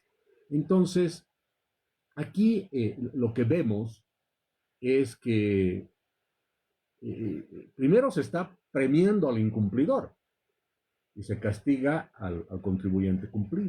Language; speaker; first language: Spanish; native; Spanish